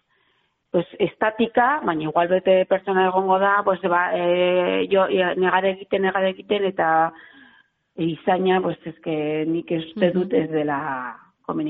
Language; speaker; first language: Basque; non-native, local second language; Spanish